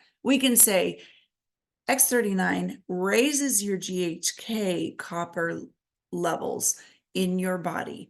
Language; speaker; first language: English; native; English